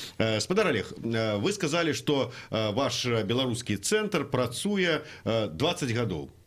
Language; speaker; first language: Belarusian; native; Belarusian